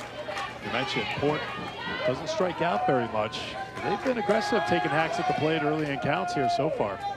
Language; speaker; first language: English; native; English